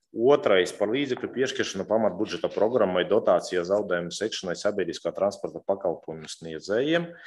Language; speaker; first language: Latvian; non-native, local second language; Russian